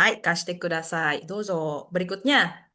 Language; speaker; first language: Japanese; non-native, fluent; Indonesian